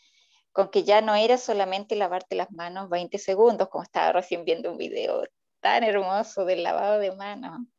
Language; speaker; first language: Spanish; native; Spanish